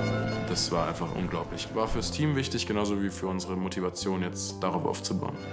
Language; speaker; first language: German; native; German